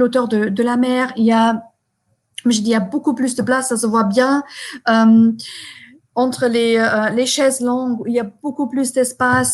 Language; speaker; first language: French; non-native, fluent; German